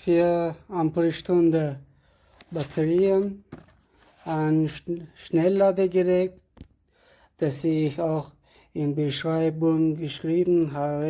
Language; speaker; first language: German; non-native, learner; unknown